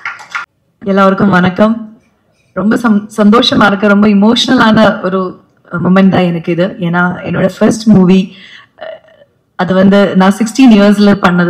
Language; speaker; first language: Tamil; non-native, fluent; Malayalam